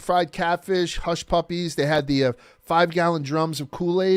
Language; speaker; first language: English; native; English